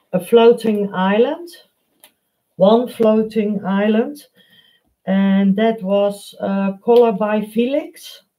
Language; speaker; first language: English; non-native, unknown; Dutch